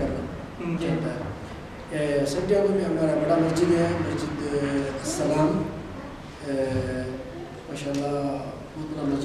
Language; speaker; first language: Hindi; non-native, learner; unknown